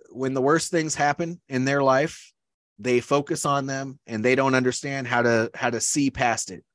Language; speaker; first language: English; native; English